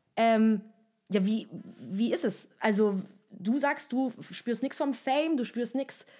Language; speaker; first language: German; native; German